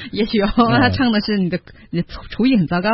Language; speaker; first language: Chinese; native; Chinese